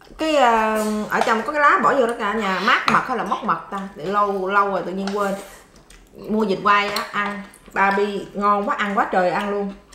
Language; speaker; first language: Vietnamese; native; Vietnamese